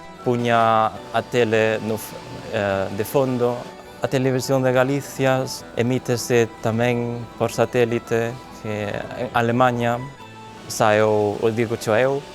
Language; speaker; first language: Galician; non-native, fluent; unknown